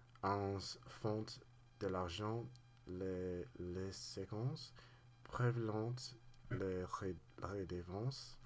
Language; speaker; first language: French; non-native, learner; English